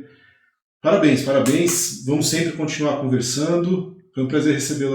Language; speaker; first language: Portuguese; native; Portuguese